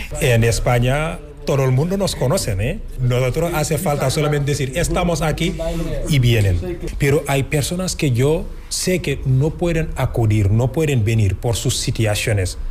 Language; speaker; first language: Spanish; non-native, fluent; Wolof